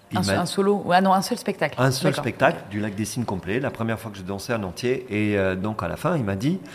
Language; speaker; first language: French; non-native, fluent; Spanish